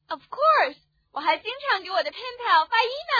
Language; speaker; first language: Chinese; native; Chinese